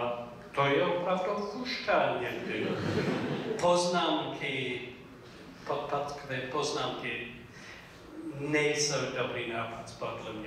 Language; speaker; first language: Czech; non-native, fluent; English